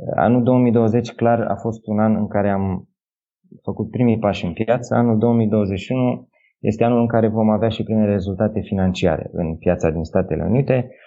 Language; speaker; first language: Romanian; native; Romanian